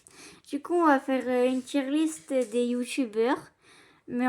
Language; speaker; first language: French; native; French